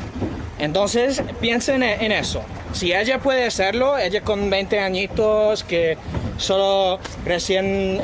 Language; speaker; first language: Spanish; non-native, fluent; English